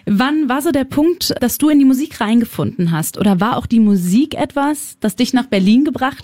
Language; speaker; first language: German; native; German